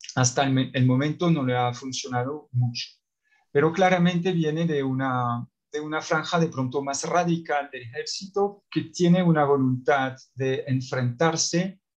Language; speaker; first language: Spanish; non-native, fluent; French